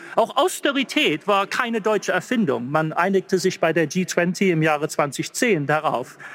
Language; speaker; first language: German; non-native, fluent; English